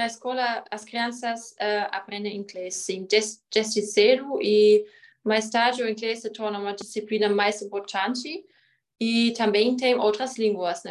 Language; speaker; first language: Portuguese; non-native, learner; German